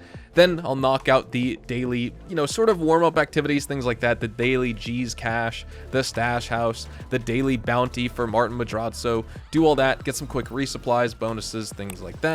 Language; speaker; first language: English; native; English